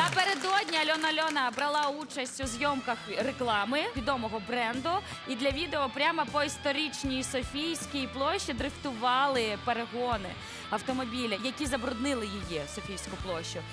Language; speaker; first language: Ukrainian; native; Ukrainian